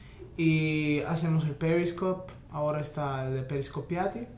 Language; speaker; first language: Spanish; non-native, fluent; Italian